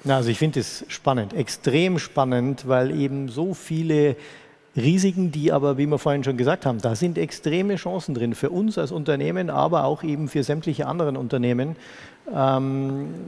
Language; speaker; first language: German; native; German